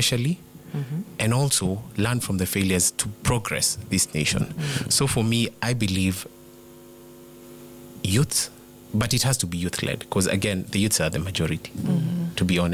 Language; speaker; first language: English; non-native, local second language; Kikuyu